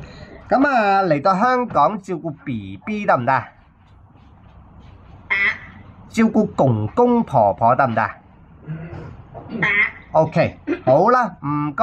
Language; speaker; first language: Cantonese; native; Cantonese